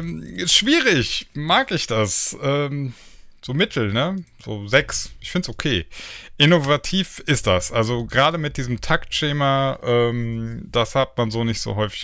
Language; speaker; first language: German; native; German